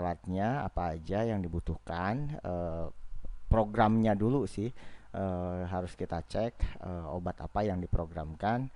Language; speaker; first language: Indonesian; native; Indonesian